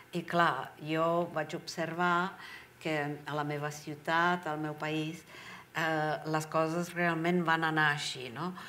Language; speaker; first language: Catalan; non-native, fluent; Czech